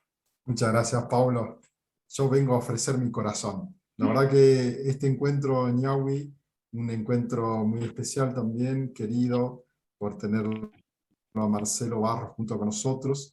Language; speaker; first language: Spanish; native; Spanish